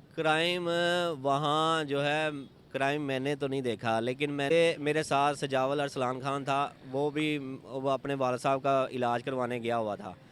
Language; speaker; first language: Urdu; non-native, local second language; Punjabi